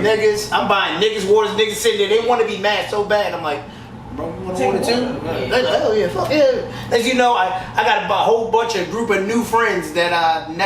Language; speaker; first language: English; native; English